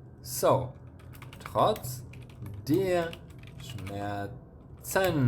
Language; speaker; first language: German; non-native, fluent; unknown